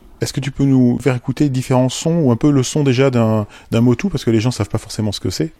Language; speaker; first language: French; native; French